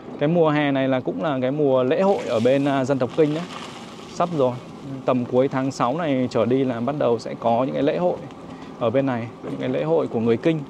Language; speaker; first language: Vietnamese; native; Vietnamese